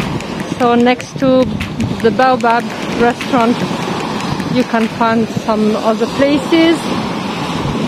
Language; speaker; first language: English; non-native, fluent; French